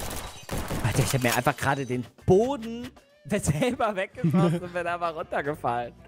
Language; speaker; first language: German; native; German